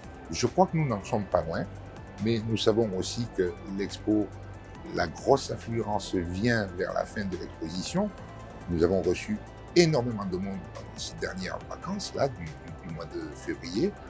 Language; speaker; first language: French; native; French